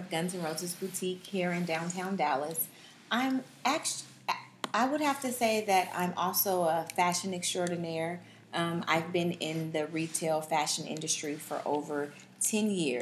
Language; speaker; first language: English; native; English